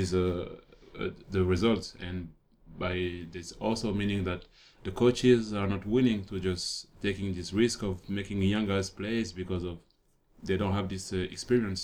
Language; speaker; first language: English; non-native, fluent; French